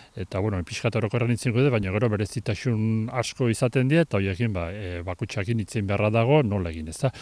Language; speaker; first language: Basque; native; Basque